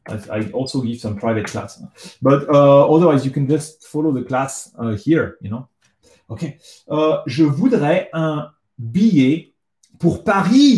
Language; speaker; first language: English; non-native, fluent; French